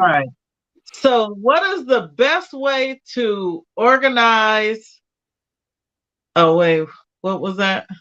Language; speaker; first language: English; native; English